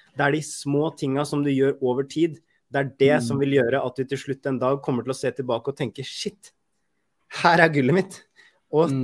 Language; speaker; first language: Norwegian; native; Norwegian